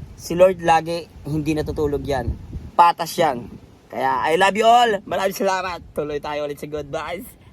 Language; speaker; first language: Filipino; native; Filipino